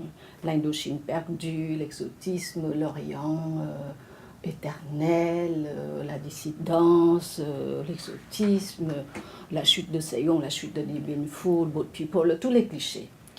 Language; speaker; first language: French; non-native, fluent; Vietnamese